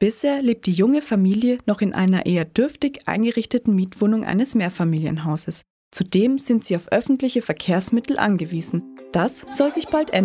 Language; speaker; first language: German; native; German